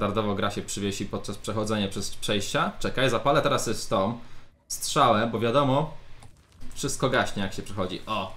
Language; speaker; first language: Polish; native; Polish